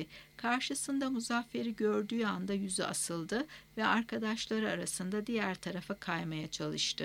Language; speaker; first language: Turkish; native; Turkish